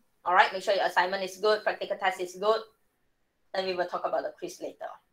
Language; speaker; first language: English; non-native, local second language; Malay